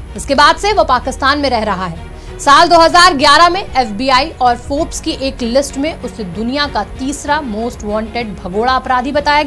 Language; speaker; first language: Hindi; native; Hindi